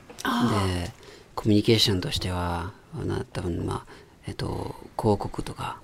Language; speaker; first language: Japanese; non-native, fluent; French